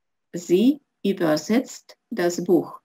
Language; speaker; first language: German; non-native, fluent; Russian